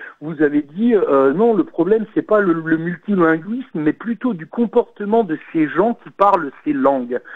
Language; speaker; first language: French; native; French